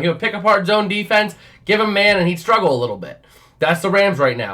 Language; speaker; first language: English; native; English